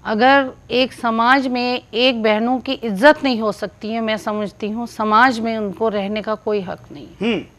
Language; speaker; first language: Hindi; native; Hindi